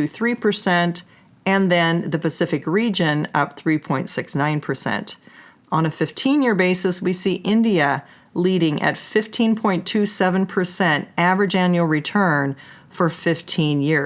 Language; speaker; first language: English; native; English